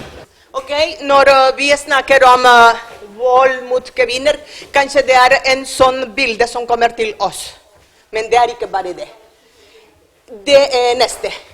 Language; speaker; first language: Norwegian; non-native, learner; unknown